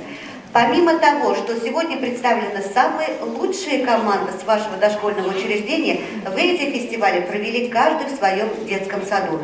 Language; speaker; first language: Russian; native; Russian